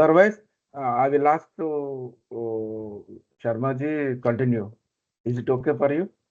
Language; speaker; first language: English; non-native, learner; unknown